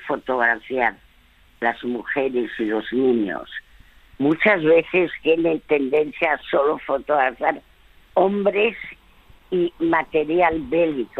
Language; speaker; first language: Spanish; early bilingual, other home language; French